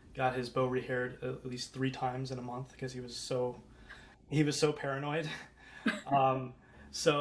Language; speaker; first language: English; native; English